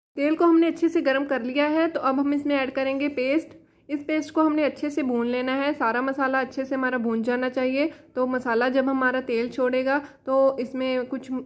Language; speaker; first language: Hindi; non-native, local second language; Punjabi